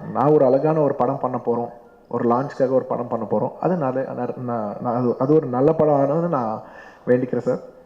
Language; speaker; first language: Tamil; non-native, local second language; Telugu